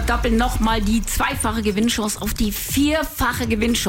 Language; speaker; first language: German; native; German